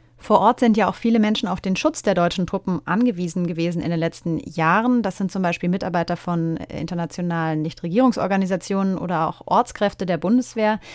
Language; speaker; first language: German; native; German